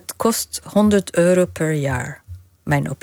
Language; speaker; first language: Dutch; non-native, fluent; Arabic